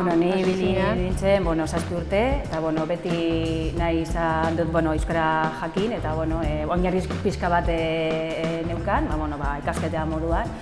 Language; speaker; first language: Basque; non-native, local second language; Spanish